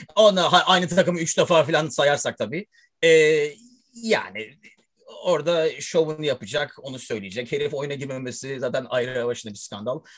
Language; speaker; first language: Turkish; early bilingual, heritage; Turkish